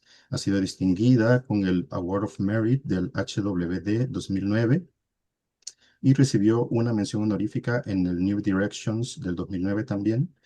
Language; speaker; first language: Spanish; native; Spanish